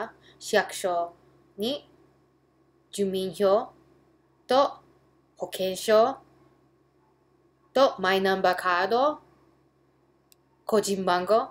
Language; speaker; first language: Japanese; early bilingual, heritage; English